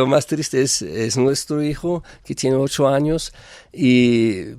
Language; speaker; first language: Spanish; non-native, fluent; German